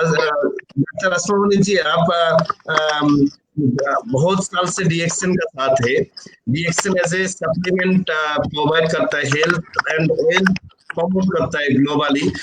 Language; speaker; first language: Hindi; non-native, learner; Bangla